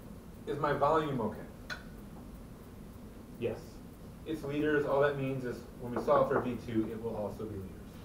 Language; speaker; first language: English; native; English